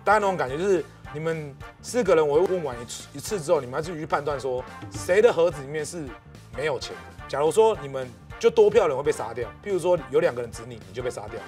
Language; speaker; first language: Chinese; native; Chinese